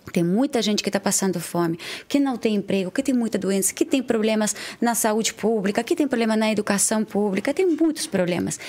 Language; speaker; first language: Portuguese; non-native, fluent; Russian